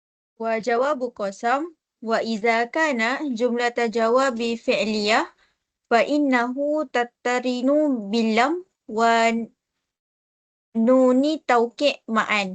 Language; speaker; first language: Arabic; non-native, learner; Malay